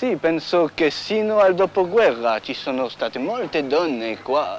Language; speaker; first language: Italian; non-native, fluent; French